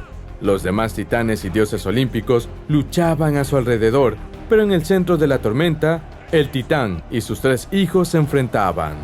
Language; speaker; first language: Spanish; native; Spanish